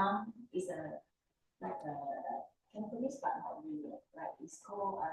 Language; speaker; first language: English; non-native, fluent; Min Nan Chinese